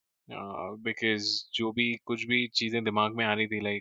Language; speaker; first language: English; non-native, local second language; Hindi